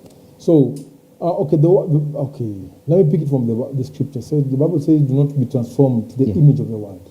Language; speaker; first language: English; non-native, local second language; Swahili